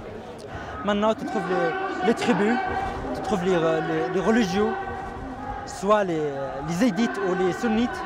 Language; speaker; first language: French; non-native, fluent; Arabic